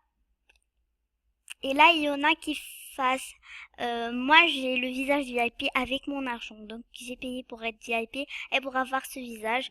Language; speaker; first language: French; non-native, local second language; Arabic